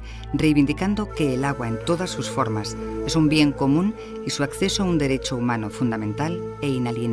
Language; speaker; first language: Spanish; native; Spanish